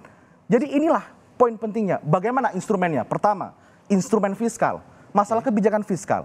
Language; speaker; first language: Indonesian; native; Indonesian